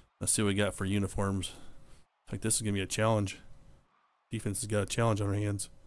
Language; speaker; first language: English; native; English